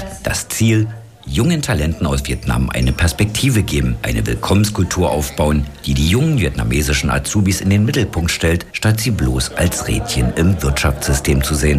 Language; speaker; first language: German; native; German